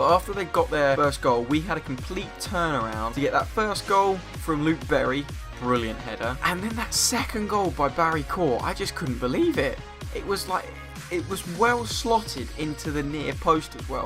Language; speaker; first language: English; native; English